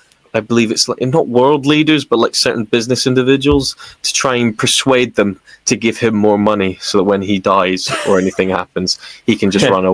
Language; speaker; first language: English; native; English